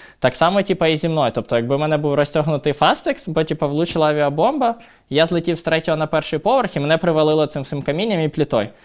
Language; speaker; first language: Ukrainian; non-native, local second language; Russian